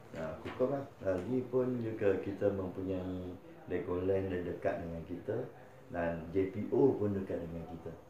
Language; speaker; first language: Malay; non-native, local second language; Chinese